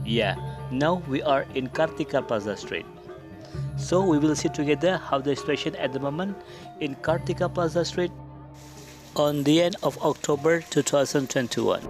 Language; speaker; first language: English; non-native, local second language; Indonesian